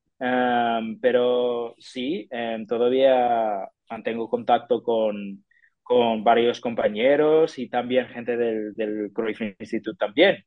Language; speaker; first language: Spanish; non-native, fluent; English